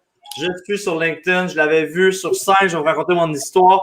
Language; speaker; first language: French; native; French